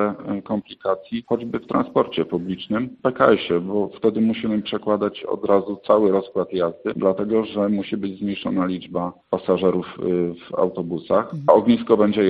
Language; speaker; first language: Polish; native; Polish